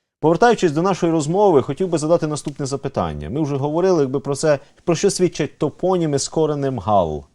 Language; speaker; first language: Ukrainian; native; Ukrainian